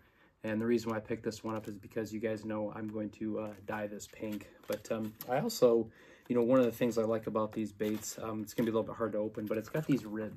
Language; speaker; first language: English; native; English